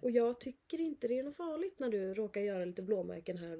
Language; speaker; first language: Swedish; native; Swedish